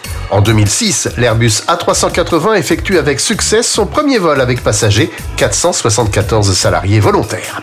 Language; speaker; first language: French; native; French